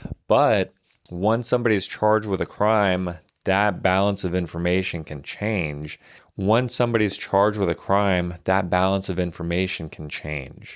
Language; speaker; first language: English; native; English